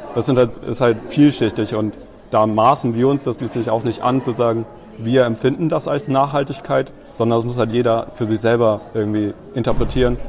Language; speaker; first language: German; native; German